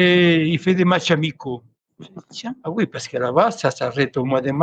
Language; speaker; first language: French; non-native, fluent; Spanish